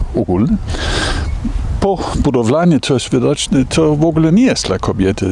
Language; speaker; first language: Polish; non-native, learner; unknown